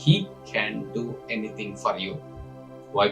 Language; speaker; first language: English; non-native, local second language; Telugu